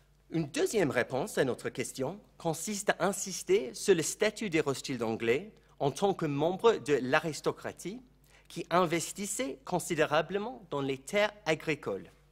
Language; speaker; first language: French; non-native, fluent; English